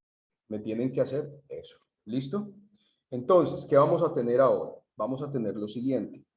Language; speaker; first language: Spanish; native; Spanish